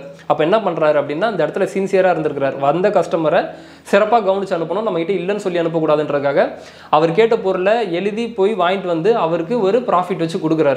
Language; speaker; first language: Tamil; native; Tamil